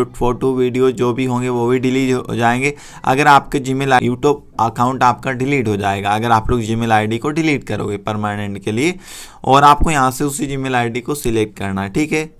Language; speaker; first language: Hindi; native; Hindi